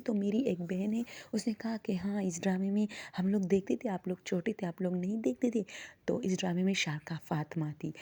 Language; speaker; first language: Urdu; non-native, local second language; Pashto